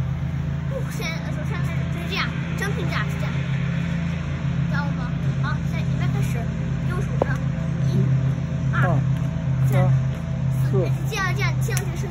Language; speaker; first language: Chinese; early bilingual, heritage; Chinese